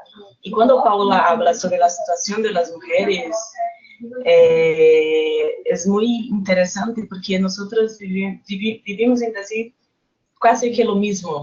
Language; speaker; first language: Spanish; non-native, fluent; Portuguese